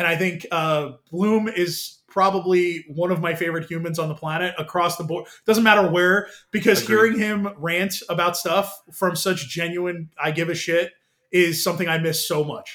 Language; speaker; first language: English; native; English